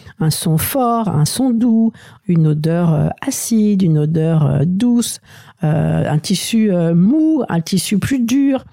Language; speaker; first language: French; native; French